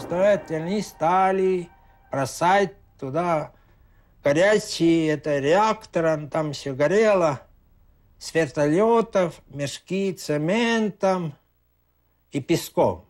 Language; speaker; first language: Russian; native; Russian